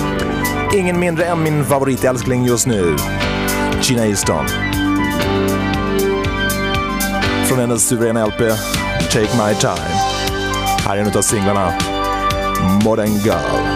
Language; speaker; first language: Swedish; native; Swedish